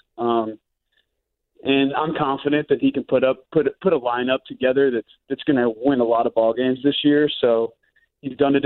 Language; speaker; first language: English; native; English